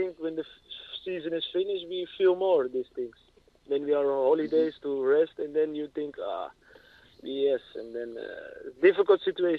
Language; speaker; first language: English; non-native, learner; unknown